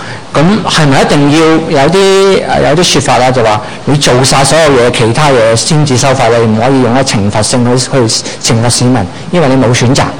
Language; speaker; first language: Cantonese; native; Cantonese